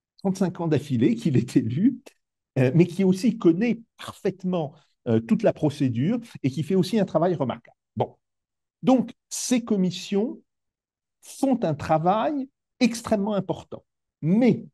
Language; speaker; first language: French; native; French